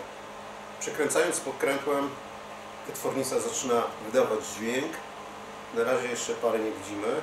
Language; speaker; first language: Polish; native; Polish